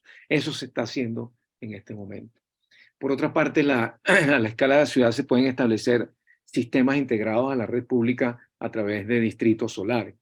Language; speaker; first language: Spanish; native; Spanish